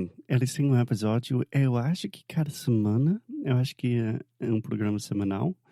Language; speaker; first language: Portuguese; non-native, fluent; English